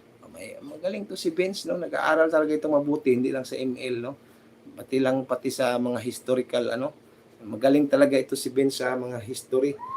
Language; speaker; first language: Filipino; native; Filipino